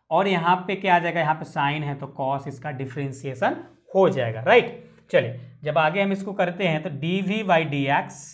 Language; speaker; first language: Hindi; native; Hindi